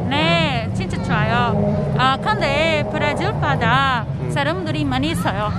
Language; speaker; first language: Korean; non-native, learner; Portuguese